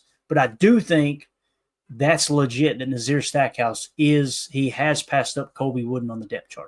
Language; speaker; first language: English; native; English